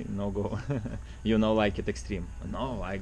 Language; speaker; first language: English; non-native, learner; Russian